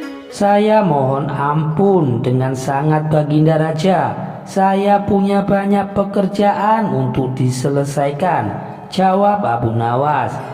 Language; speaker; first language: Indonesian; native; Indonesian